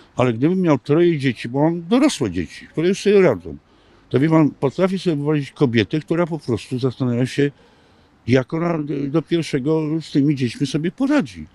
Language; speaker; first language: Polish; native; Polish